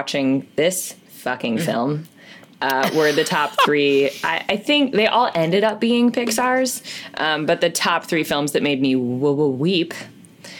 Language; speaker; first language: English; native; English